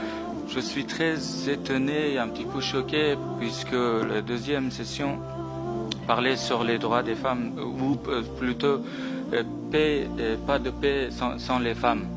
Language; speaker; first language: French; non-native, fluent; Persian